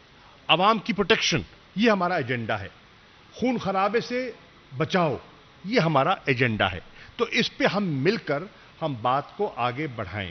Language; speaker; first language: Urdu; non-native, local second language; Saraiki